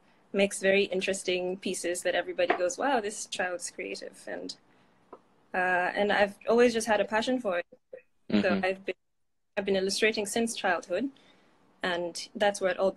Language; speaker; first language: English; non-native, local second language; Fula